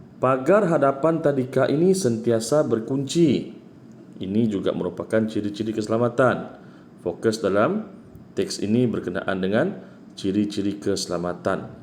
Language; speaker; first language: Malay; native; Malay